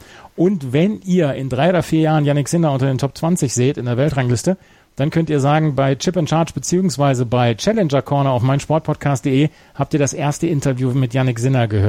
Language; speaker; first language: German; native; German